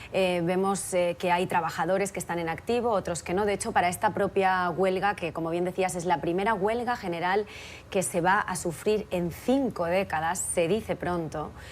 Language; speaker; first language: Spanish; native; Spanish